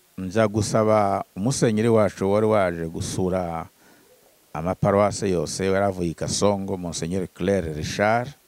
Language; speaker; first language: Kinyarwanda; native; Kinyarwanda